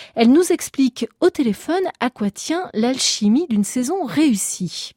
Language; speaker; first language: French; native; French